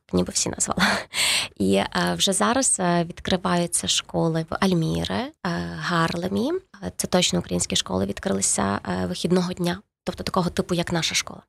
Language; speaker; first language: Ukrainian; native; Ukrainian